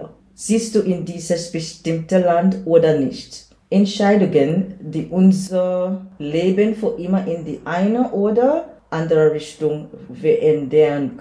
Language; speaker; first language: German; non-native, learner; English